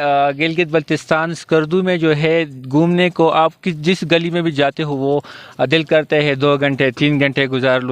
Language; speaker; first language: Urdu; non-native, local second language; Pashto